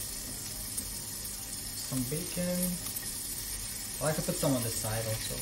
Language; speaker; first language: English; non-native, local second language; Filipino